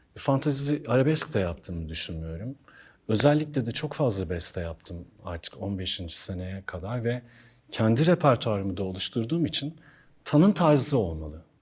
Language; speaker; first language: Turkish; native; Turkish